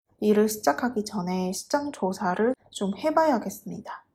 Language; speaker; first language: Korean; non-native, fluent; Chinese